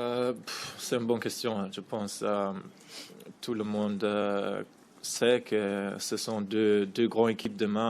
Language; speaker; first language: French; non-native, fluent; German